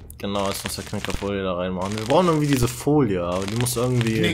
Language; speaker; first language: German; native; German